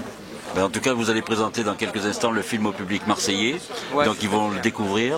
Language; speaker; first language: French; native; French